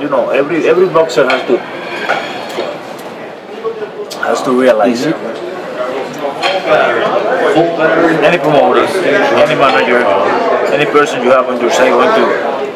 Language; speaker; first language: English; non-native, fluent; Spanish